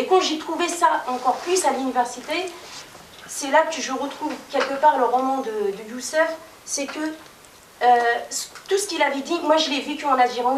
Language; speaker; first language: French; non-native, local second language; Kabyle